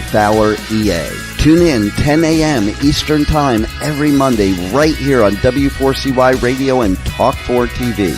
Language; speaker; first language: English; native; English